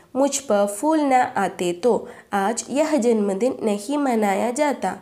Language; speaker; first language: Hindi; non-native, local second language; Malayalam